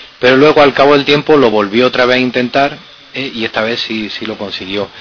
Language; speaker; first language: Spanish; native; Spanish